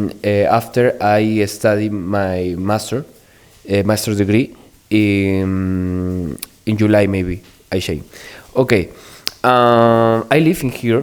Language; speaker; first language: English; non-native, learner; Spanish